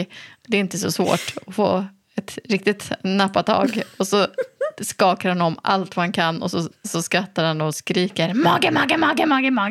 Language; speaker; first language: Swedish; native; Swedish